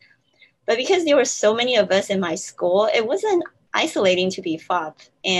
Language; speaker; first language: English; non-native, fluent; Chinese